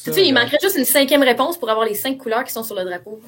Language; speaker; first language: French; native; French